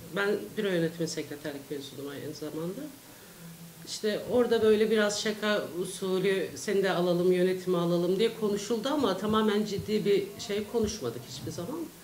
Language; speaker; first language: Turkish; native; Turkish